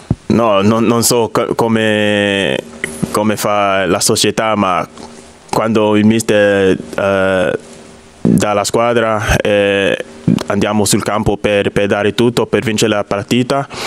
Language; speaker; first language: Italian; non-native, fluent; English